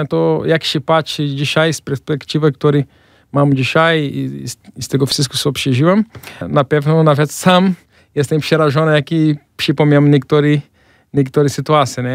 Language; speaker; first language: Polish; non-native, fluent; Portuguese